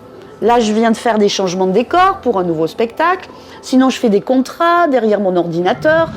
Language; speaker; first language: French; native; French